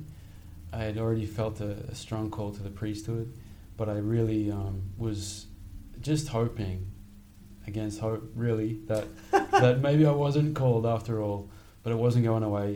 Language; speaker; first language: English; native; English